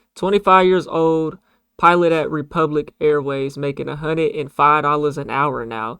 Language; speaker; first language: English; native; English